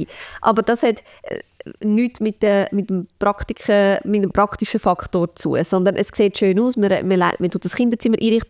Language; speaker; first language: German; native; German